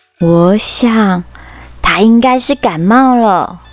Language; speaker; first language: Chinese; native; Chinese